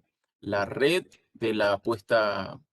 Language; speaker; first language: Spanish; native; Spanish